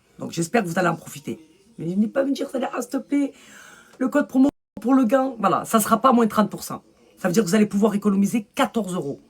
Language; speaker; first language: French; early bilingual, other home language; Arabic